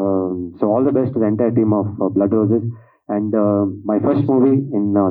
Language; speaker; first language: Telugu; non-native, learner; Kannada